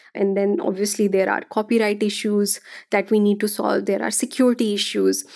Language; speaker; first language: English; non-native, local second language; Hindi